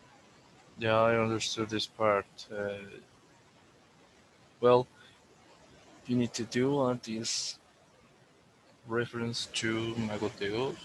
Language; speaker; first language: English; non-native, learner; Spanish